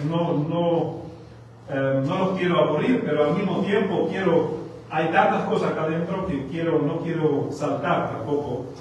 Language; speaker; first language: Spanish; non-native, fluent; German